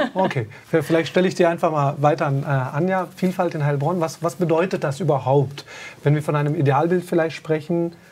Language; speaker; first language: German; native; German